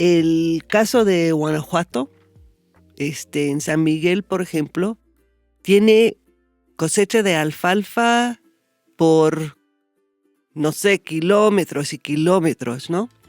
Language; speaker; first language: Spanish; non-native, fluent; English